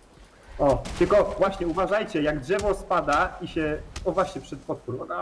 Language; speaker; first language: Polish; native; Polish